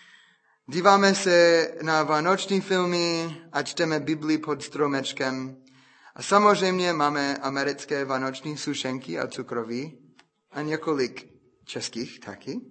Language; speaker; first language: Czech; non-native, fluent; English